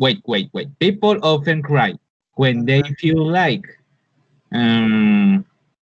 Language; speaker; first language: English; non-native, learner; Spanish